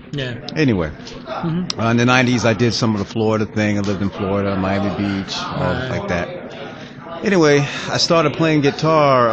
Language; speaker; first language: English; native; English